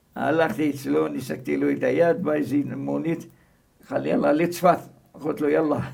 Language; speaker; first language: Hebrew; non-native, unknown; Arabic